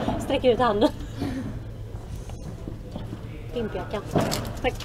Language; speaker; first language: Swedish; native; Swedish